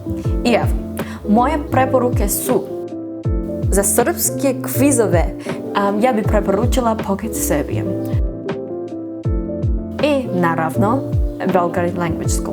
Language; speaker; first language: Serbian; non-native, fluent; English